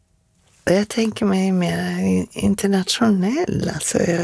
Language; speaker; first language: Swedish; native; Swedish